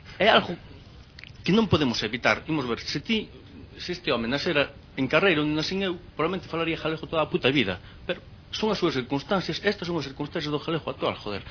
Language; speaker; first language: Galician; native; Galician